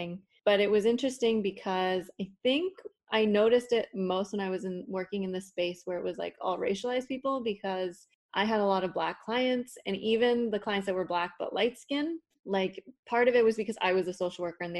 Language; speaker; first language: English; non-native, fluent; Spanish